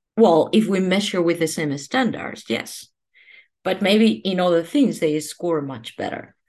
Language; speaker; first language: English; non-native, fluent; Spanish